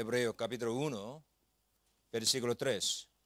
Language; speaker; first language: Spanish; non-native, learner; Korean